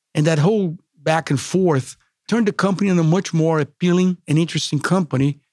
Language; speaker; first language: English; non-native, fluent; Portuguese